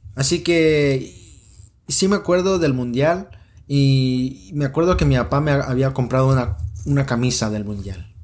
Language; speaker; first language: Spanish; early bilingual, heritage; Spanish